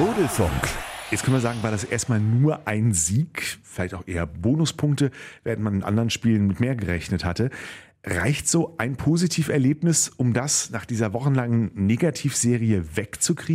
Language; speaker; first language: German; native; German